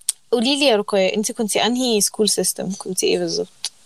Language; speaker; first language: Arabic; early bilingual, heritage; Arabic